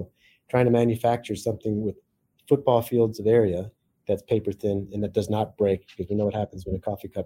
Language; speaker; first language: English; native; English